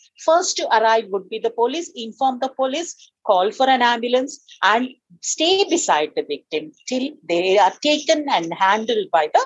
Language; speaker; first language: English; non-native, local second language; Telugu